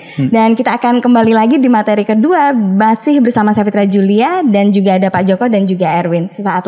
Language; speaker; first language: Indonesian; native; Indonesian